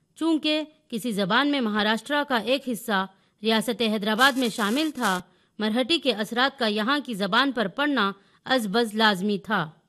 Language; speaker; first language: Urdu; native; Urdu